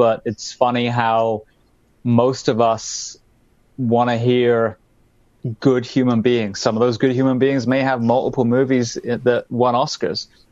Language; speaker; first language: English; native; English